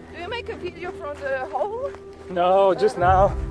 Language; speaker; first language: English; non-native, fluent; Bulgarian